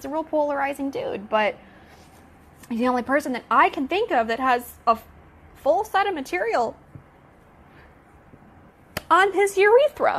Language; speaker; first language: English; native; English